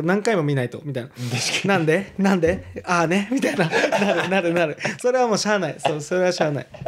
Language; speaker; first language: Japanese; early bilingual, heritage; Japanese